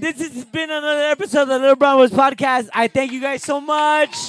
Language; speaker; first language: English; early bilingual, other home language; Spanish